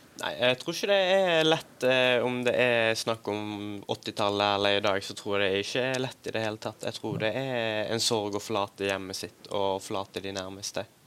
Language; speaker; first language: Norwegian; early bilingual, other home language; Tamil